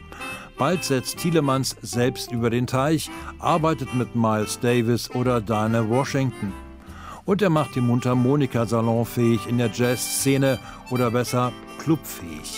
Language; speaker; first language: German; native; German